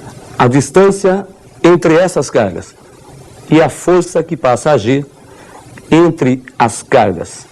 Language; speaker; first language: Portuguese; native; Portuguese